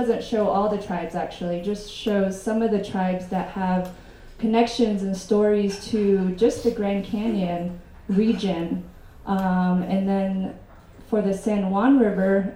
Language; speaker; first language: English; native; English